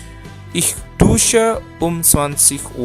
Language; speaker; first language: German; non-native, fluent; Indonesian